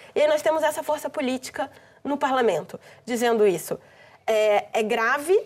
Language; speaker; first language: Portuguese; native; Portuguese